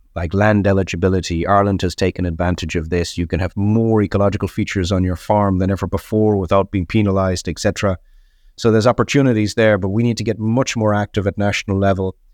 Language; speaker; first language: English; native; English